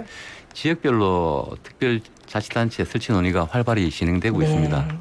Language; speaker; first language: Korean; native; Korean